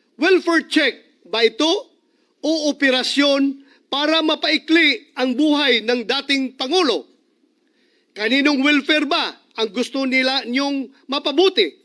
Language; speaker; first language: Filipino; non-native, local second language; Cebuano